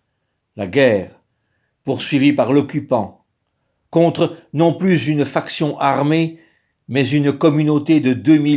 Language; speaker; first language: French; native; French